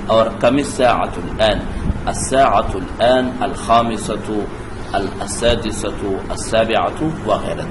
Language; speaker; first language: Arabic; non-native, fluent; Urdu